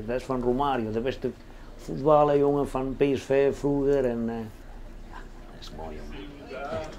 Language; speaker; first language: Dutch; non-native, learner; Spanish